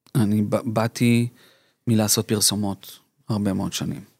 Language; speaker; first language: Hebrew; early bilingual, other home language; Spanish